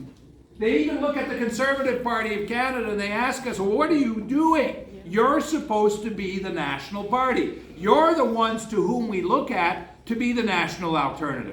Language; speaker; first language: English; non-native, local second language; French